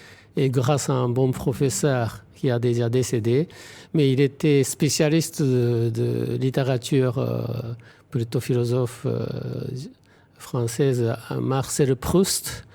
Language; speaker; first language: French; non-native, fluent; Japanese